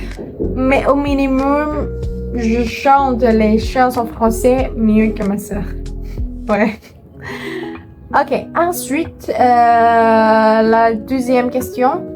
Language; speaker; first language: French; non-native, learner; Indonesian